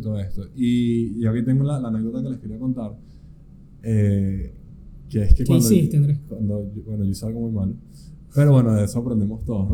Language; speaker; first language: Spanish; native; Spanish